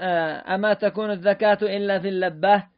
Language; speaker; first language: Arabic; native; Arabic